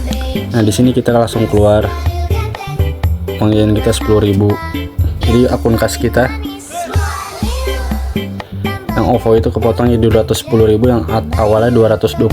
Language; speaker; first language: Indonesian; native; Indonesian